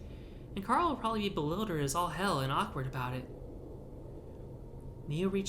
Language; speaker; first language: English; native; English